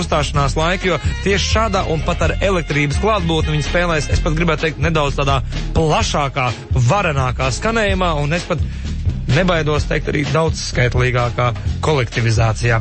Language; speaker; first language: Latvian; native; Latvian